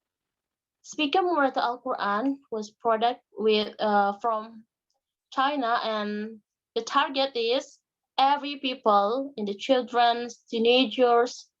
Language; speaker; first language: English; non-native, learner; Indonesian